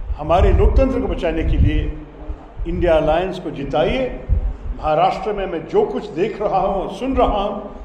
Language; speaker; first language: Hindi; non-native, local second language; Malayalam